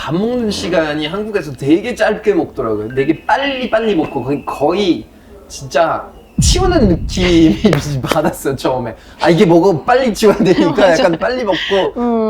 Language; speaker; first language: Korean; non-native, fluent; French